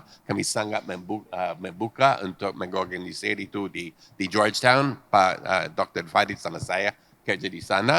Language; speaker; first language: Indonesian; non-native, fluent; English